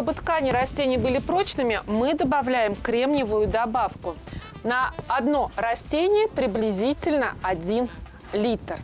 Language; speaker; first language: Russian; native; Russian